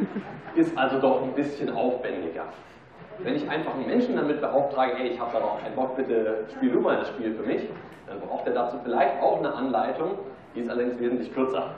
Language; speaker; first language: German; native; German